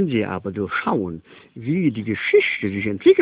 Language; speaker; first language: German; non-native, local second language; Luxembourgish